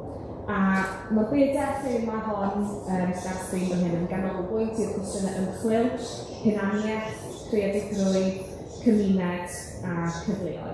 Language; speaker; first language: Welsh; native; Welsh